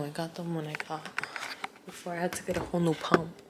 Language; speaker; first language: English; early bilingual, other home language; Spanish